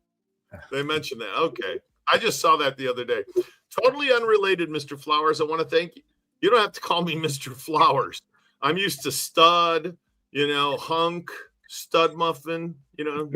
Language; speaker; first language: English; native; English